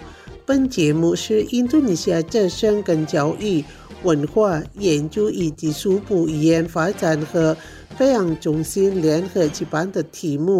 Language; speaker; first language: Chinese; non-native, fluent; Indonesian